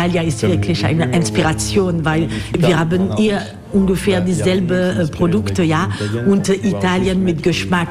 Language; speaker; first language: German; non-native, learner; French